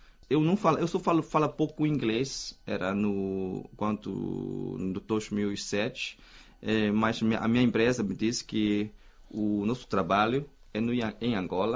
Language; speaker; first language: Portuguese; non-native, fluent; Chinese